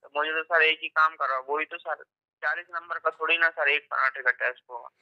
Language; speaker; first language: Hindi; native; Hindi